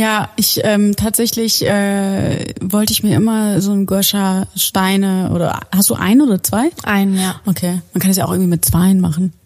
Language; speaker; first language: German; native; German